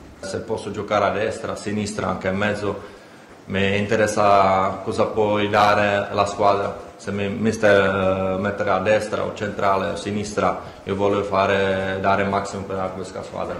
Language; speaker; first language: Italian; non-native, learner; Czech